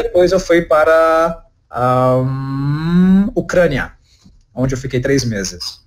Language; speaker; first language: Portuguese; native; Portuguese